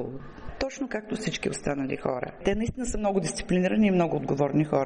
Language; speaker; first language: Bulgarian; native; Bulgarian